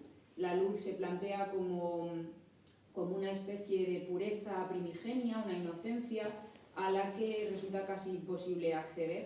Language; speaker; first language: Spanish; native; Spanish